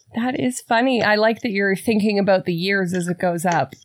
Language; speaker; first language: English; native; English